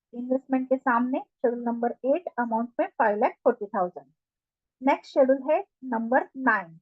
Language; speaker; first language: Hindi; non-native, local second language; Marathi